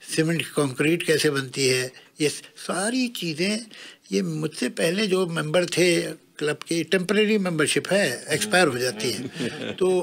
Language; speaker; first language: Hindi; native; Hindi